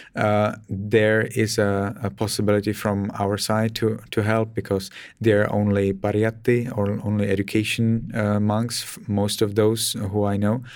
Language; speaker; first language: English; non-native, fluent; Czech